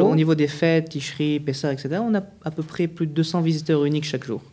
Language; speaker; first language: French; native; French